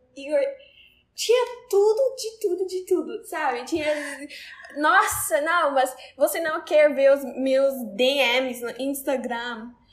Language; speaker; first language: Portuguese; non-native, learner; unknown